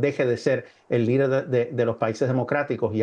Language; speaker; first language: Spanish; native; Spanish